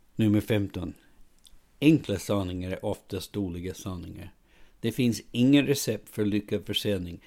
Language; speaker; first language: Swedish; non-native, fluent; English